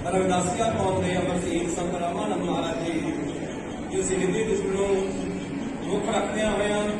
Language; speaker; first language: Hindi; non-native, local second language; Punjabi